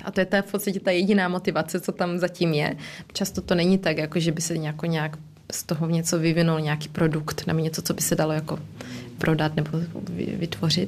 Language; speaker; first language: Czech; early bilingual, heritage; Czech